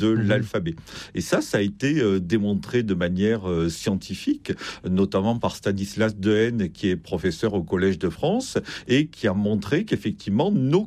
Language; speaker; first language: French; native; French